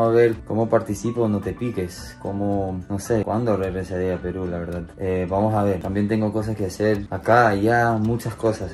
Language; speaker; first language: Spanish; non-native, fluent; English